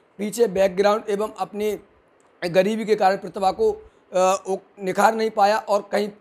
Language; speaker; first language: Hindi; native; Hindi